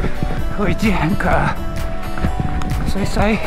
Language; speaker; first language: Chinese; non-native, learner; Japanese